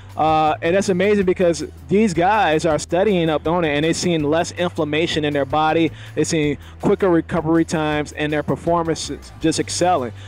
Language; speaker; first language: English; native; English